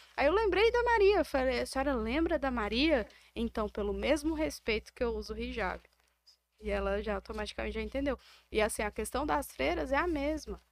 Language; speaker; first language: Portuguese; native; Portuguese